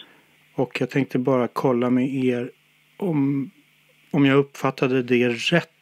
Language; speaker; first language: Swedish; native; Swedish